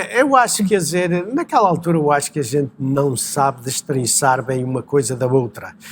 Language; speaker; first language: Portuguese; native; Portuguese